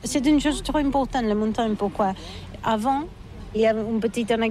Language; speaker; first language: French; non-native, learner; Catalan